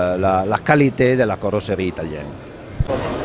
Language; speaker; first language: French; non-native, fluent; Italian